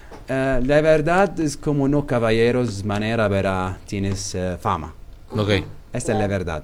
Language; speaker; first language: Spanish; non-native, learner; Arabic